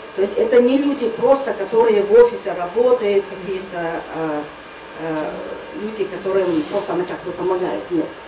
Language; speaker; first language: Russian; non-native, fluent; Mongolian